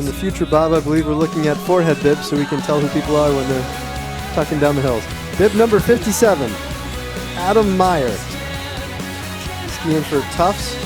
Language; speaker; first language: English; native; English